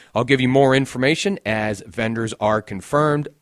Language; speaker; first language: English; native; English